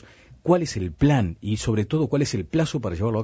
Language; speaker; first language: Spanish; native; Spanish